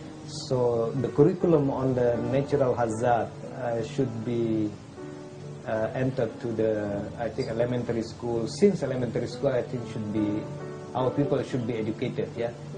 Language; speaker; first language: English; non-native, fluent; Indonesian